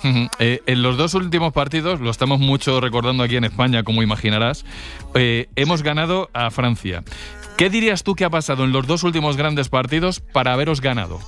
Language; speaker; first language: Spanish; native; Spanish